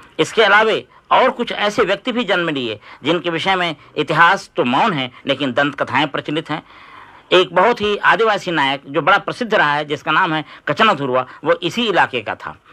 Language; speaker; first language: Hindi; native; Hindi